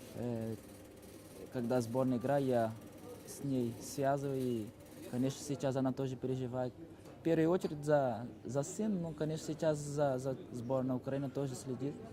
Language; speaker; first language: Russian; non-native, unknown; Portuguese